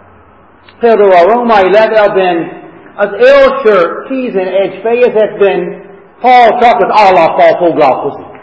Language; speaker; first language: Hungarian; non-native, fluent; English